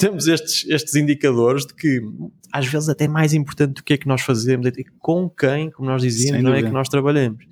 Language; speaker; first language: Portuguese; native; Portuguese